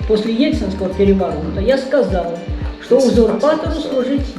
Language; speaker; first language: Russian; native; Russian